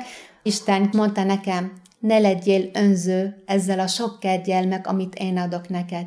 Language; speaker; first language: Hungarian; non-native, fluent; Arabic